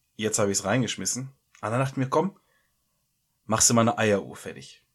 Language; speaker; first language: German; native; German